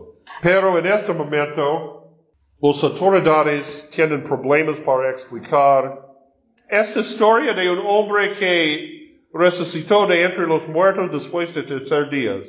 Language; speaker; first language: Spanish; non-native, learner; English